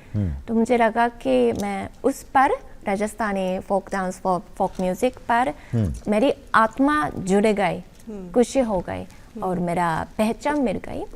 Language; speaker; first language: Hindi; non-native, learner; Japanese